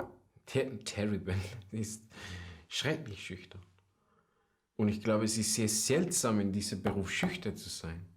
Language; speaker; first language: German; non-native, fluent; Persian